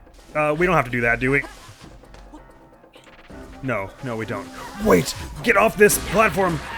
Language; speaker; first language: English; native; English